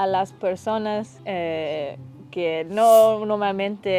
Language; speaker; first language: Spanish; non-native, learner; English